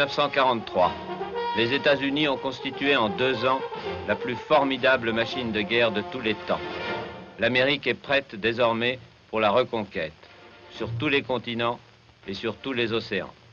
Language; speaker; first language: French; native; French